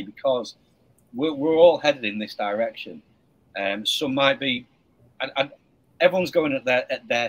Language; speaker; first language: English; native; English